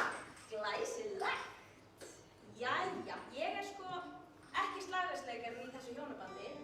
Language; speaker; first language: Icelandic; native; Icelandic